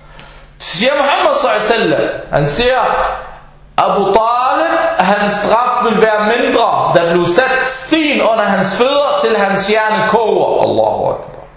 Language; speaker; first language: Danish; non-native, fluent; Arabic